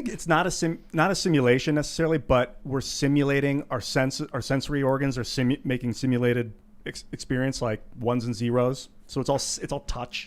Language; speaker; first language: English; native; English